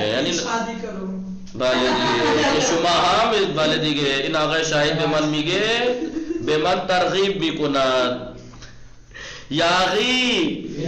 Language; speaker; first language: Persian; non-native, fluent; Urdu